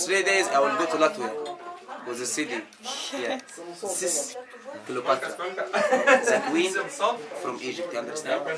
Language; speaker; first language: English; non-native, learner; Arabic